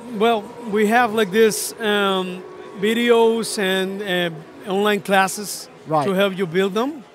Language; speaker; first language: English; non-native, fluent; Spanish